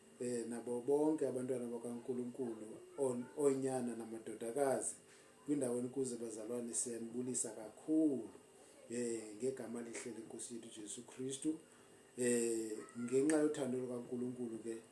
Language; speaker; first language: Zulu; native; Zulu